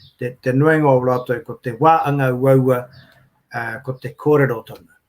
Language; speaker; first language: Māori; native; Māori